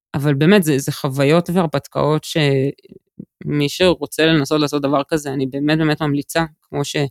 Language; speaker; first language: Hebrew; native; Hebrew